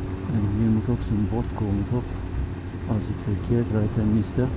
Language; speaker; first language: Dutch; non-native, fluent; Turkish